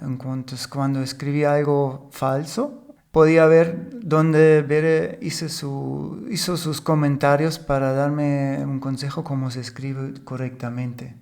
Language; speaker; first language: Spanish; non-native, fluent; German